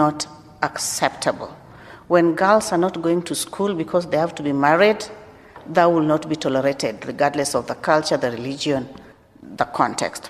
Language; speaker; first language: English; non-native, local second language; Luo (Kenya and Tanzania)